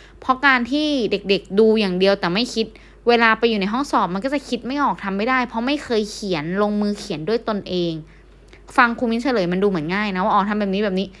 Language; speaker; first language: Thai; native; Thai